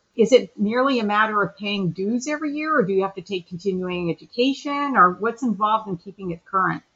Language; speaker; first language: English; native; English